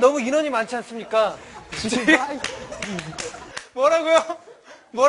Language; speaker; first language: Korean; native; Korean